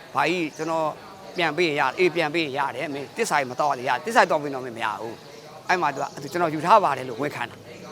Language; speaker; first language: Burmese; native; Burmese